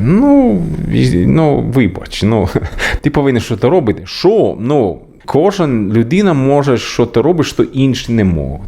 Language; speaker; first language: Ukrainian; non-native, learner; Swedish